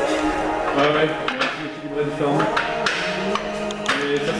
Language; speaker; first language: French; native; French